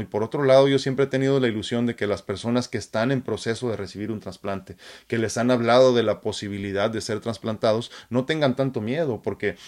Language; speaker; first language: Spanish; native; Spanish